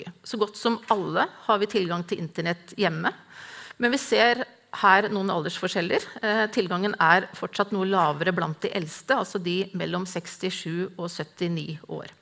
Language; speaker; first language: Norwegian; native; Norwegian